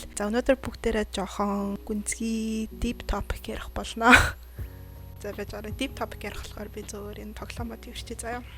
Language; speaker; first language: Mongolian; early bilingual, heritage; Mongolian